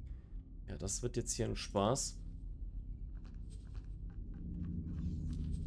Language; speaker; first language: German; native; German